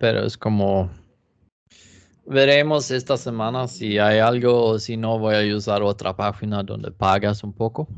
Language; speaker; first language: Spanish; non-native, fluent; Swedish